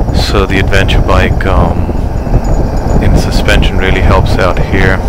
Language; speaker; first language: English; native; English